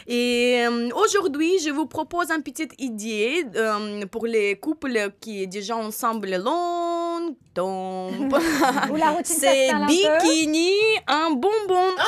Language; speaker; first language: French; non-native, learner; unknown